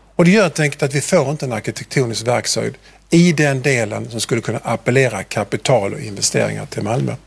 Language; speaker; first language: Swedish; native; Swedish